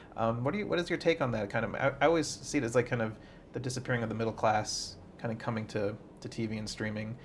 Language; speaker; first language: English; native; English